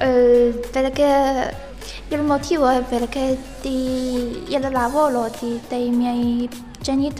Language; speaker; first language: Italian; non-native, learner; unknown